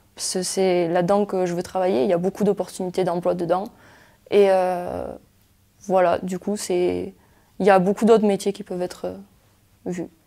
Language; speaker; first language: French; native; French